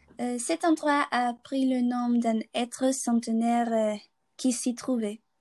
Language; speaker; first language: French; non-native, learner; Hungarian